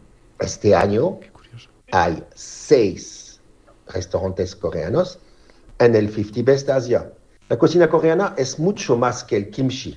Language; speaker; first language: Spanish; non-native, learner; French